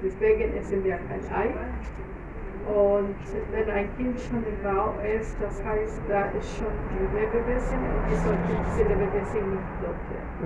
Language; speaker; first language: German; non-native, fluent; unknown